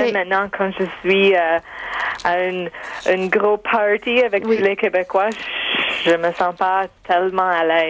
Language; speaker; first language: French; non-native, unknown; English